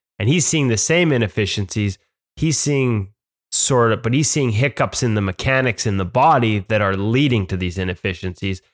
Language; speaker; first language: English; native; English